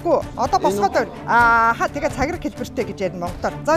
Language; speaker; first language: Mongolian; native; Mongolian